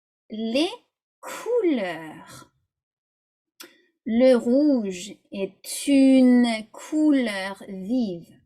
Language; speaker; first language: French; non-native, fluent; English